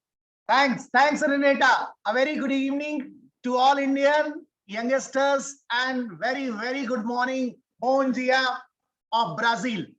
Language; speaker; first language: English; non-native, local second language; Hindi